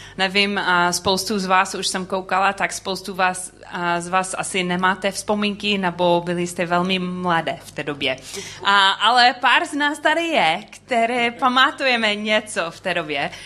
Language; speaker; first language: Czech; non-native, learner; English